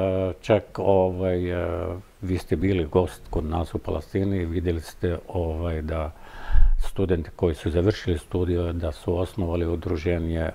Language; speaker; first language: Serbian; non-native, fluent; Arabic